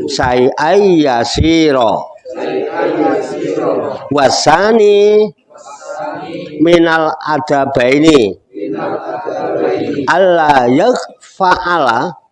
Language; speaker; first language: Arabic; non-native, fluent; Indonesian